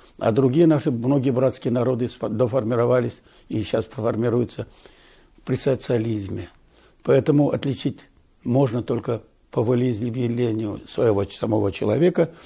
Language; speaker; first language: Russian; non-native, local second language; Tatar